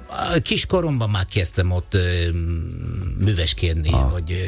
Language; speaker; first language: Hungarian; non-native, fluent; Italian